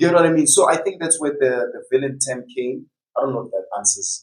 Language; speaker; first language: English; non-native, local second language; Tswana